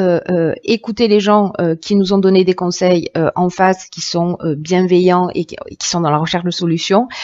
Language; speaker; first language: French; native; French